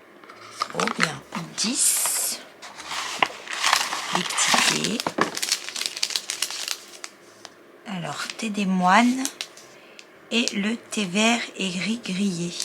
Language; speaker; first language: French; native; French